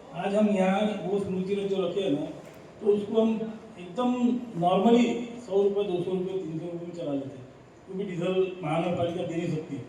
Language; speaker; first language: Hindi; non-native, local second language; Marathi